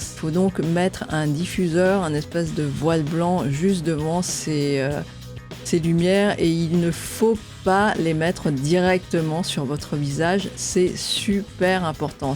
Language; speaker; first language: French; native; French